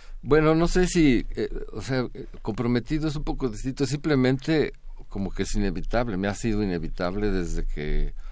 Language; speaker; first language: Spanish; native; Spanish